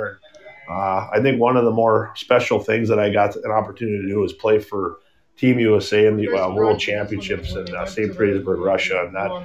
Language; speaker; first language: English; native; English